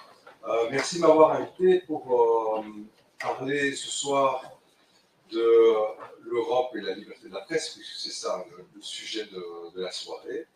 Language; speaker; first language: French; native; French